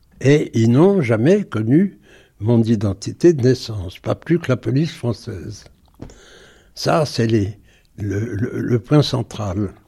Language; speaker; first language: French; native; French